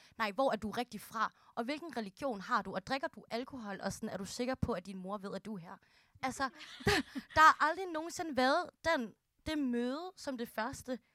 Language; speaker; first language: Danish; early bilingual, other home language; Filipino